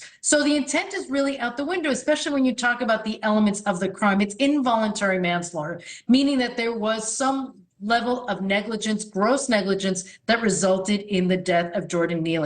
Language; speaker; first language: English; native; English